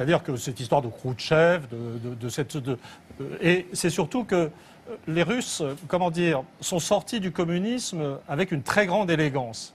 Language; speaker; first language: French; native; French